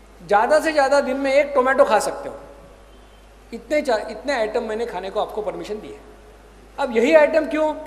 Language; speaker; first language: Hindi; non-native, local second language; Marathi